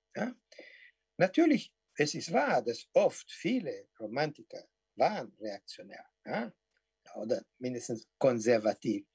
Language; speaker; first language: German; non-native, fluent; Portuguese